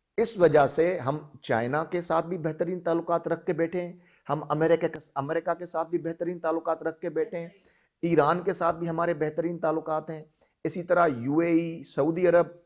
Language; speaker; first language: Urdu; non-native, local second language; Sindhi